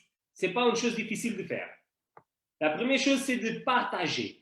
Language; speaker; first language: French; non-native, fluent; Portuguese